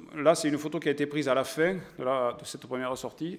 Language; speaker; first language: French; native; French